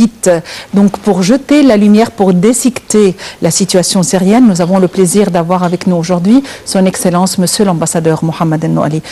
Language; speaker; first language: French; non-native, fluent; Arabic